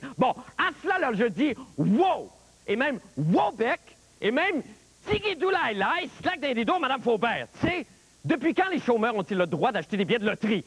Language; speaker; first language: French; native; French